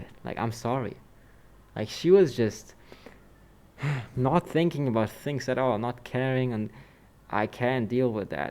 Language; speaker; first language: English; non-native, fluent; German